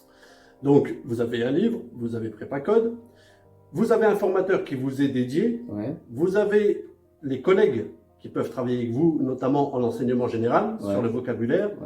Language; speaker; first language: French; native; French